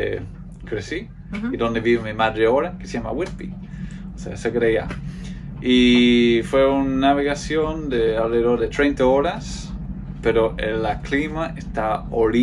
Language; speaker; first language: Spanish; non-native, fluent; English